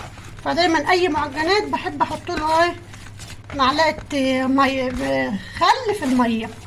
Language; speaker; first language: Arabic; native; Arabic